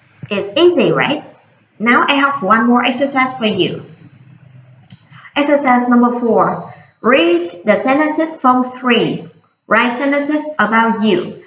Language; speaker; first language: English; non-native, fluent; Vietnamese